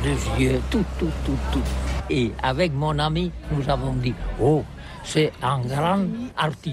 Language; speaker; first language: French; non-native, learner; Catalan